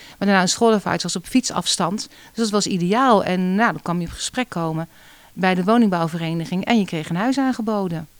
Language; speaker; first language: Dutch; native; Dutch